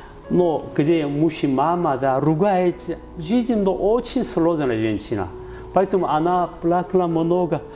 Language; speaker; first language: Russian; non-native, learner; Korean